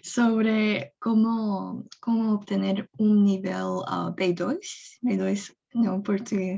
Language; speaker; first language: Portuguese; non-native, fluent; Korean